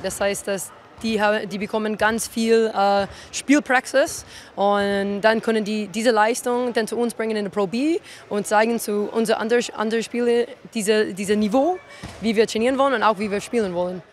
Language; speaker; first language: German; non-native, fluent; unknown